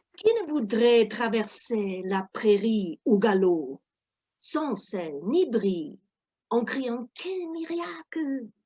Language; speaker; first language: French; non-native, fluent; German